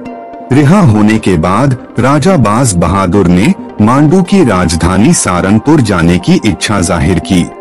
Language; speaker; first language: Hindi; native; Hindi